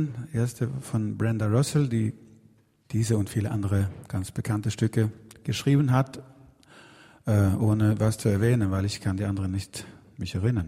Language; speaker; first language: German; non-native, learner; Swedish